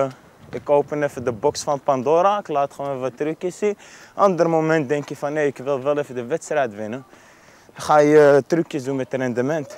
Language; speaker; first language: Dutch; early bilingual, other home language; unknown